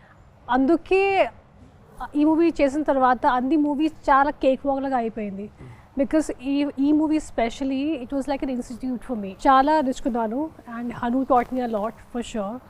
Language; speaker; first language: Telugu; non-native, local second language; Hindi